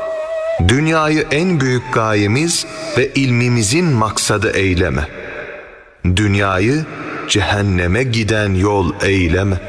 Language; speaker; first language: Turkish; native; Turkish